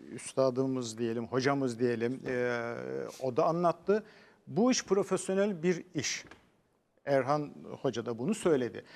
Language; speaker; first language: Turkish; native; Turkish